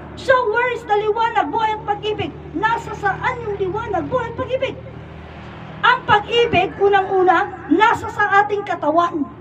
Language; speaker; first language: Filipino; non-native, local second language; Iloko